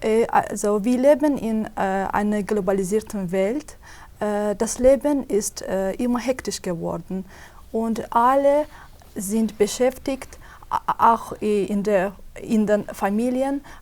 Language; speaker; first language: German; non-native, fluent; Azerbaijani